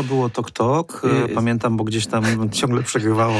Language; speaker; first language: Polish; native; Polish